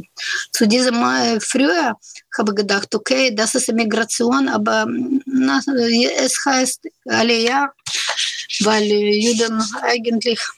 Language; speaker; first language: German; non-native, learner; Russian